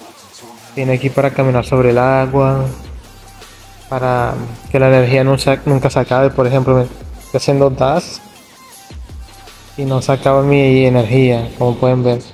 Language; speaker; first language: Spanish; non-native, fluent; Portuguese